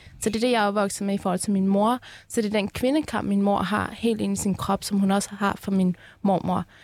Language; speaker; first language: Danish; early bilingual, other home language; Persian